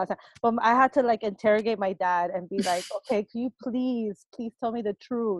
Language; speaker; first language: English; early bilingual, other home language; Spanish